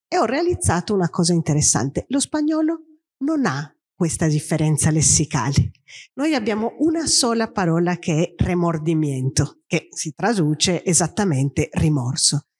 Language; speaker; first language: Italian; non-native, fluent; Spanish